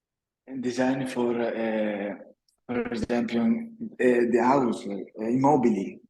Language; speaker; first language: English; non-native, learner; Italian